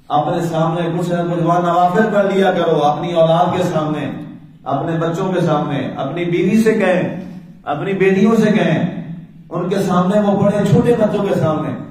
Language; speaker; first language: Urdu; native; Urdu